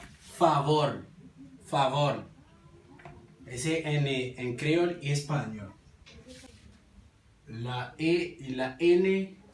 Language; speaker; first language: Spanish; non-native, learner; Haitian Creole